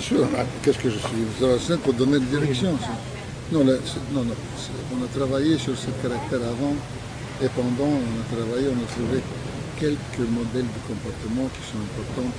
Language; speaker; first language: French; non-native, fluent; Russian